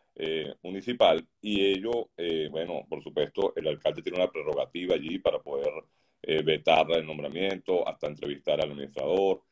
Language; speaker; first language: Spanish; native; Spanish